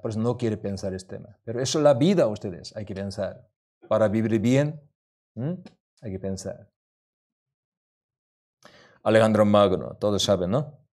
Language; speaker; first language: Spanish; non-native, learner; Korean